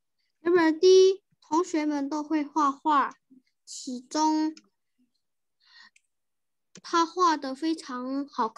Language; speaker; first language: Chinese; non-native, learner; Indonesian